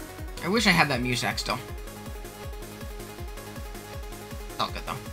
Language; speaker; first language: English; native; English